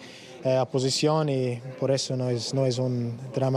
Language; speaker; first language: Spanish; non-native, learner; English